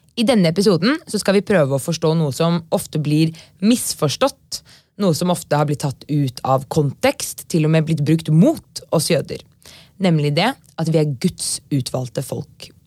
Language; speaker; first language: Norwegian; native; Norwegian